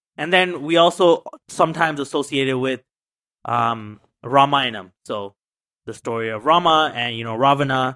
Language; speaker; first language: English; early bilingual, other home language; Tamil